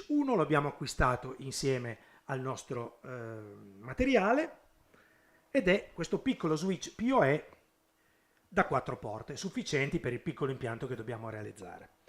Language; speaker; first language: Italian; native; Italian